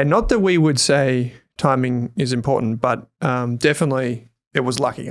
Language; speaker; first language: English; native; English